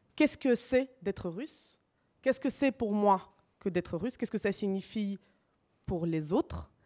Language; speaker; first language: French; early bilingual, other home language; Russian